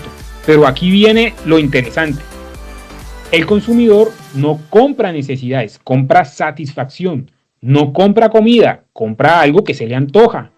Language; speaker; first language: Spanish; native; Spanish